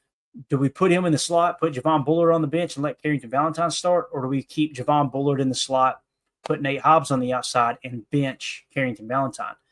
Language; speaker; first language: English; native; English